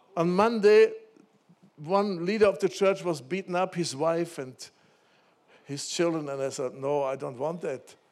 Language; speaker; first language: English; non-native, fluent; German